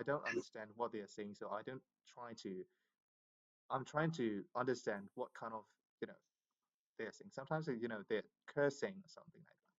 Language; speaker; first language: English; non-native, fluent; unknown